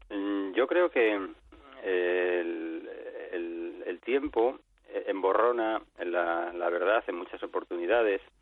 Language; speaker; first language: Spanish; native; Spanish